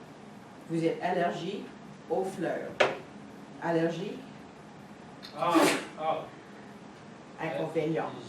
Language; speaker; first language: French; non-native, fluent; English